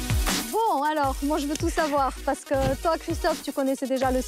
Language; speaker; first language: French; native; French